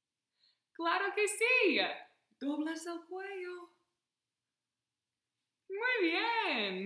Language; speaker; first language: Spanish; non-native, fluent; English